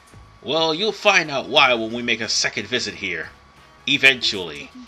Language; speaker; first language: English; native; English